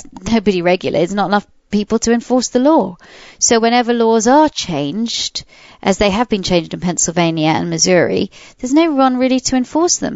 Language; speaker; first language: English; native; English